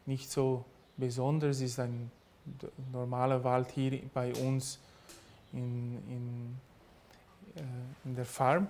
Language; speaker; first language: German; early bilingual, heritage; German